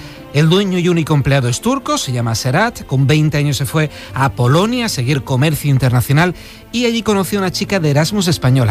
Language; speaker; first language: Spanish; native; Spanish